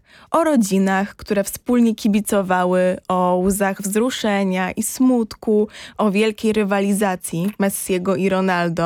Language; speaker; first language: Polish; native; Polish